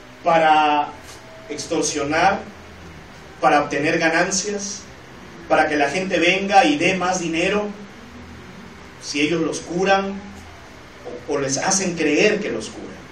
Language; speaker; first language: Spanish; native; Spanish